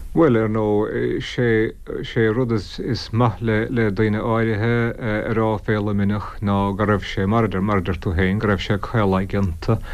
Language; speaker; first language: Irish; non-native, local second language; English